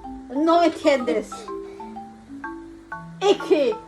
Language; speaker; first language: Spanish; non-native, learner; Filipino